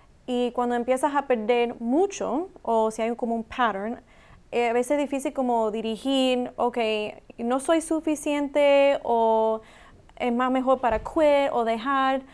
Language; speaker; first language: Spanish; non-native, learner; English